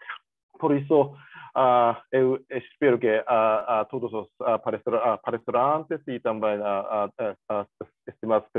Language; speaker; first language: Portuguese; non-native, learner; Japanese